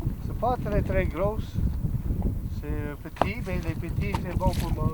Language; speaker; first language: French; non-native, learner; English